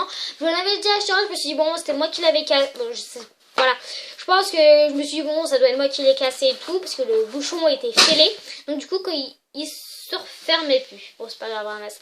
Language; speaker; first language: French; native; French